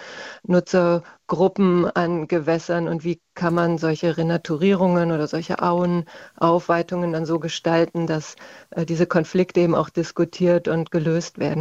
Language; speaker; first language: German; native; German